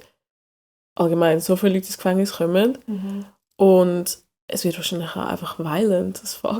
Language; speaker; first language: German; early bilingual, other home language; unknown